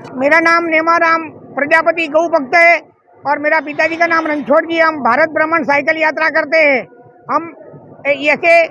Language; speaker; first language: Hindi; native; Hindi